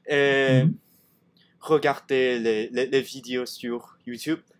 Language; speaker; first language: French; non-native, learner; Cantonese